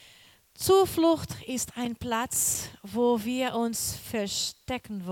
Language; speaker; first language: German; non-native, learner; Portuguese